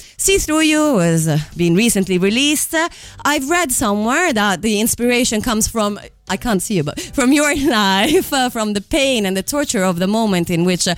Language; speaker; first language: English; non-native, fluent; Italian